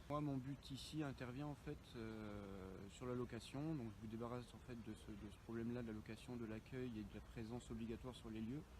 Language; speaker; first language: French; native; French